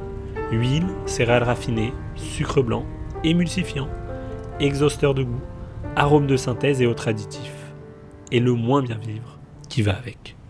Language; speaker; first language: French; native; French